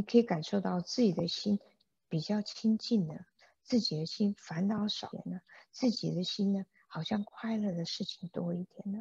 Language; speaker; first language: Chinese; native; Chinese